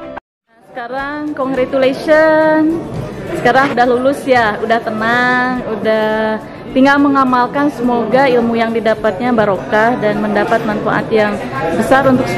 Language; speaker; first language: Indonesian; native; Indonesian